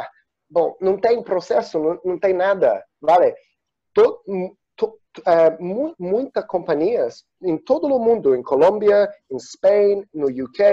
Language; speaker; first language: Spanish; non-native, learner; Portuguese